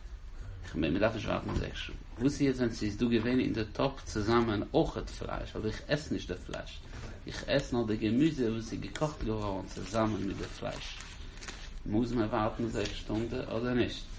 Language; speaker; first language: German; non-native, local second language; Yiddish